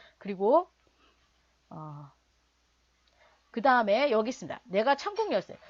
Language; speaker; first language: Korean; native; Korean